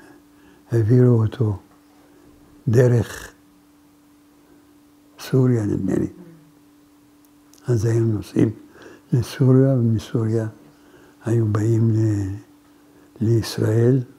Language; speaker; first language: Hebrew; non-native, fluent; Arabic